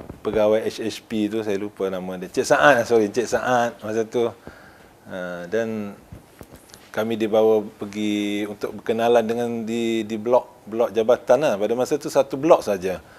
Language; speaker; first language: Malay; native; Malay